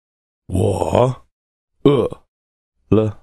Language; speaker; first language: Chinese; non-native, learner; English